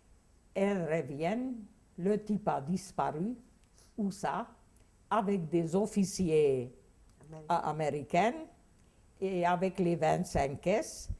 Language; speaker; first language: French; non-native, fluent; Hungarian